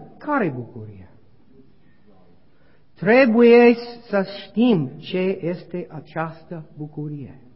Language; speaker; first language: Romanian; non-native, learner; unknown